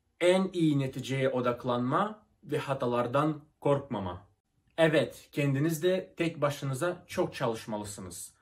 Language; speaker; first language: Turkish; non-native, fluent; Russian